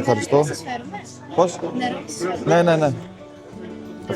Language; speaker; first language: Greek; non-native, learner; Georgian